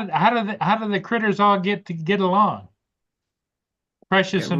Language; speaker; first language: English; native; English